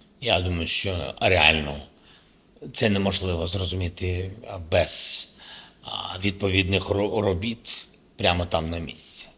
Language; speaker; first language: Ukrainian; non-native, local second language; Russian